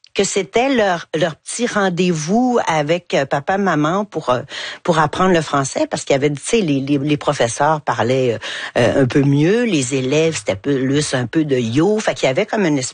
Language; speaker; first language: French; native; French